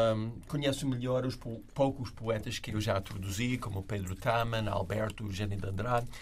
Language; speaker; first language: Portuguese; non-native, fluent; English